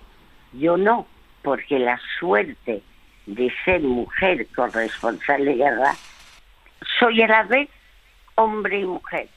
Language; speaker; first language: Spanish; early bilingual, other home language; French